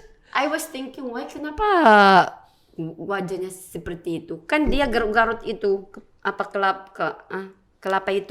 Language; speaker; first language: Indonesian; non-native, learner; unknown